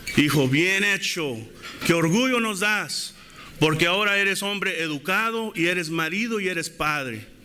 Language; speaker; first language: Spanish; early bilingual, heritage; Spanish